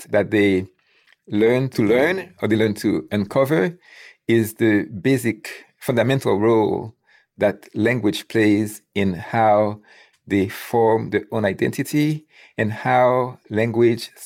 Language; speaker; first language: English; non-native, fluent; Haitian Creole